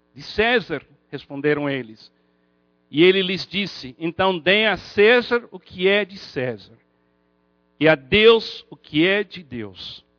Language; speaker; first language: Portuguese; non-native, fluent; English